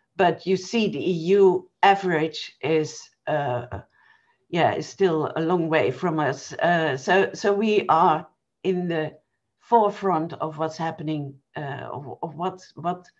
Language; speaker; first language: English; non-native, fluent; Dutch